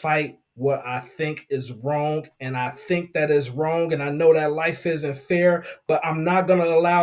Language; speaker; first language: English; native; English